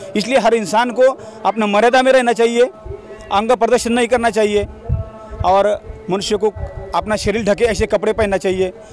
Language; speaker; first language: Hindi; non-native, local second language; Marathi